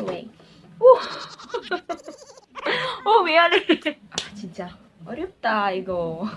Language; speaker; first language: Korean; non-native, learner; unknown